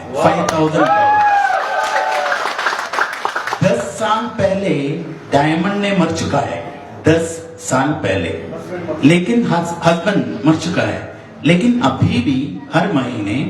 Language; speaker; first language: Hindi; non-native, learner; Nepali